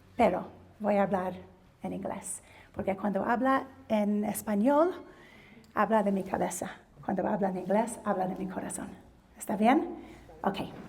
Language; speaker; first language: Spanish; non-native, learner; English